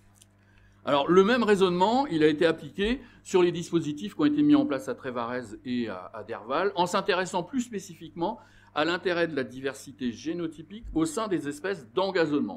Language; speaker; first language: French; native; French